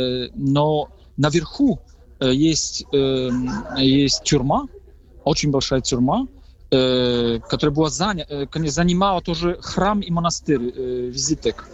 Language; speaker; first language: Russian; non-native, fluent; Polish